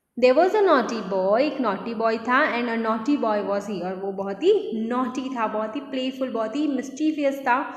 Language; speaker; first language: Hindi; non-native, local second language; Gujarati